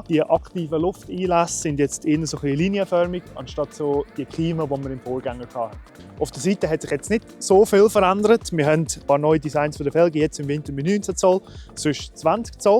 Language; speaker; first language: German; native; German